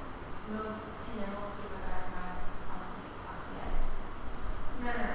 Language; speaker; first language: Spanish; non-native, learner; English